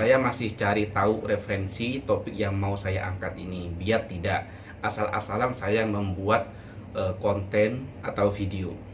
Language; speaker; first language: Indonesian; non-native, local second language; Madurese